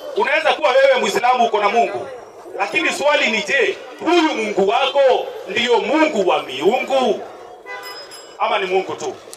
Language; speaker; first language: Swahili; non-native, local second language; Kikuyu